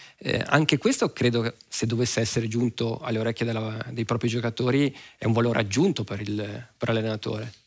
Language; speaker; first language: Italian; native; Italian